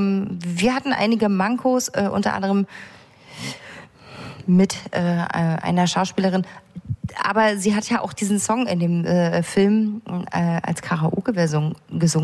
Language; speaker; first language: German; native; German